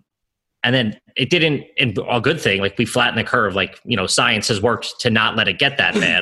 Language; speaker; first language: English; native; English